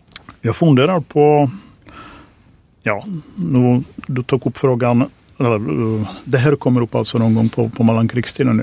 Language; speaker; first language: Swedish; non-native, fluent; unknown